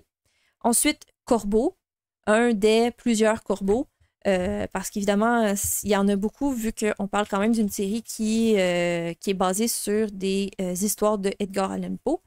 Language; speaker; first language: French; native; French